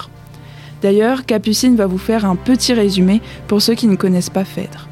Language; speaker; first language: French; native; French